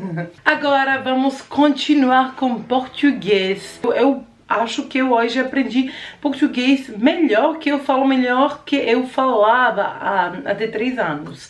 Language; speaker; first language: Portuguese; non-native, fluent; Croatian